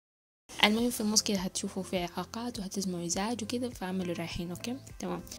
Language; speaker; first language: Arabic; native; Arabic